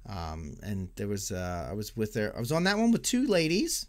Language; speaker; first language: English; native; English